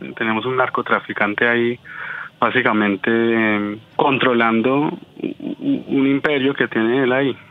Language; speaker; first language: Spanish; early bilingual, heritage; Spanish